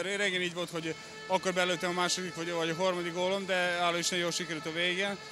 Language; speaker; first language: Hungarian; non-native, fluent; Serbian